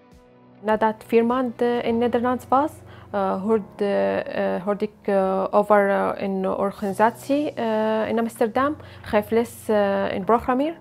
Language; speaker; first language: Dutch; non-native, learner; Arabic